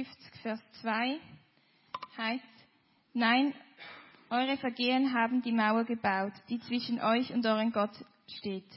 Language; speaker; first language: German; native; German